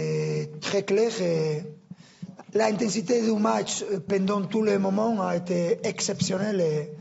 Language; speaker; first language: French; non-native, fluent; Spanish